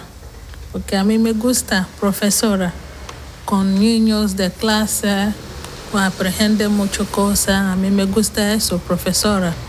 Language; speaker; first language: Spanish; non-native, learner; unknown